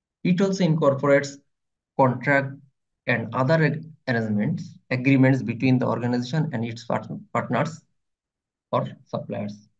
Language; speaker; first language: English; non-native, local second language; Bangla